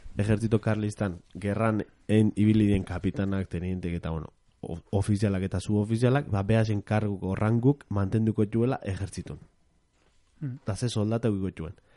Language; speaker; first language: Basque; native; Basque